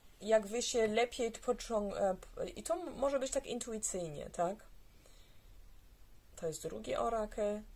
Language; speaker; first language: Polish; early bilingual, heritage; Polish